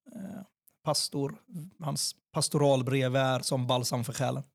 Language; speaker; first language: Swedish; early bilingual, other home language; Persian